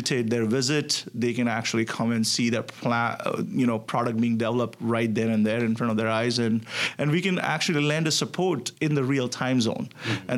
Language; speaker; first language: English; non-native, local second language; Gujarati